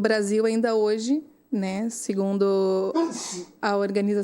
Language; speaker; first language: Portuguese; native; Portuguese